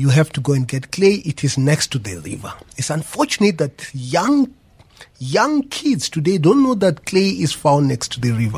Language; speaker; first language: English; non-native, local second language; Venda